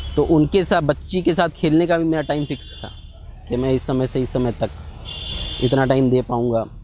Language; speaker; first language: Hindi; native; Hindi